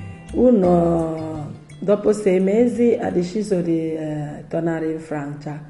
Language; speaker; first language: Italian; non-native, learner; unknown